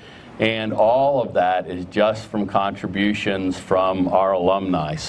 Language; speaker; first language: English; native; English